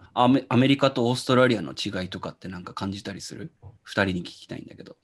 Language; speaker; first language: Japanese; native; Japanese